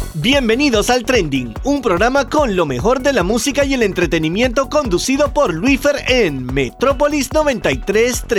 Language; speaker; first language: Spanish; native; Spanish